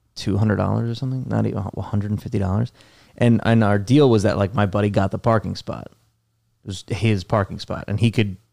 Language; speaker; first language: English; native; English